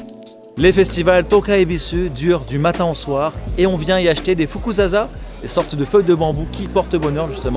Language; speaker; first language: French; native; French